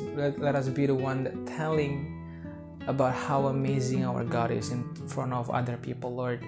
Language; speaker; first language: English; non-native, fluent; Indonesian